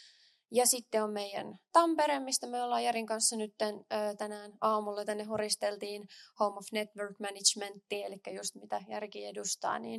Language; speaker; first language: Finnish; native; Finnish